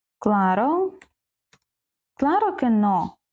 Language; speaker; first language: Spanish; non-native, learner; Ukrainian